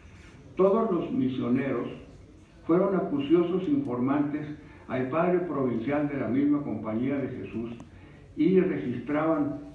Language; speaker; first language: Spanish; native; Spanish